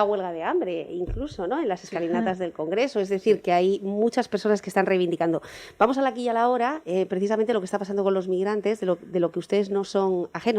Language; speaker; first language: Spanish; native; Spanish